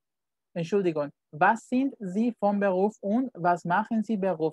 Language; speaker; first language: German; non-native, fluent; Spanish